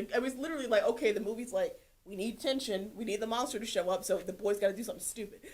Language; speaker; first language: English; native; English